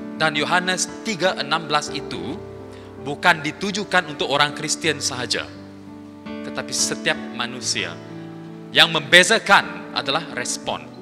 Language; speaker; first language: Malay; non-native, local second language; Iban